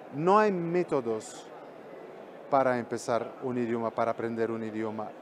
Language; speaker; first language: Spanish; non-native, fluent; Dutch